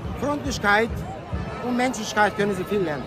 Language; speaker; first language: German; non-native, fluent; Turkish